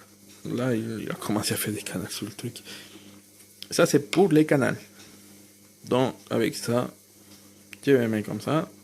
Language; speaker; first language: French; non-native, fluent; Spanish